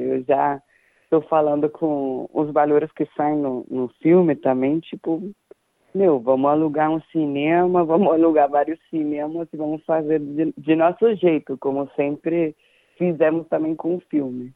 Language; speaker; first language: Portuguese; non-native, fluent; Danish